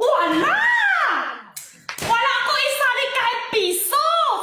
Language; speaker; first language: Filipino; non-native, learner; Chinese